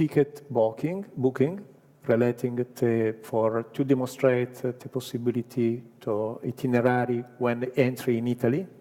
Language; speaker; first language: English; non-native, learner; Italian